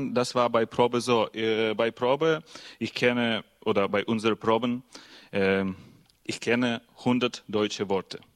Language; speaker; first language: German; non-native, learner; Russian